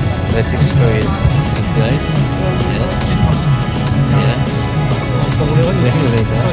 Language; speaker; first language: English; non-native, local second language; Filipino